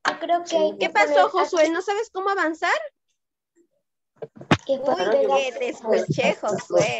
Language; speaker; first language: Spanish; native; Spanish